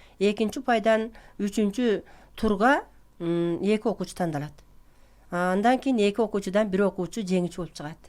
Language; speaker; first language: Kyrgyz; native; Kyrgyz